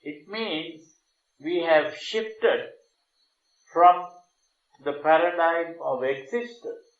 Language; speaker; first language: English; non-native, local second language; Sinhala